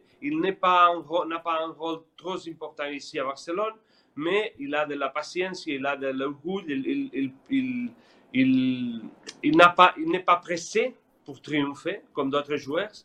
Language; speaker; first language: French; non-native, learner; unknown